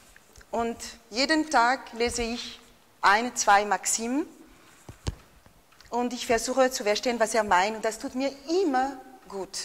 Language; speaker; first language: German; non-native, fluent; French